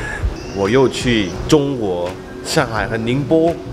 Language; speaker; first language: Chinese; non-native, fluent; Korean